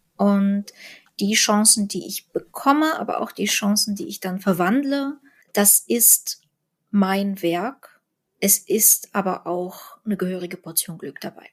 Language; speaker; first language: German; early bilingual, other home language; Russian